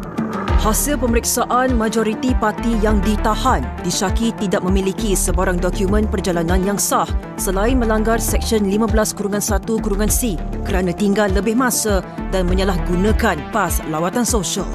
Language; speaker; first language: Malay; native; Malay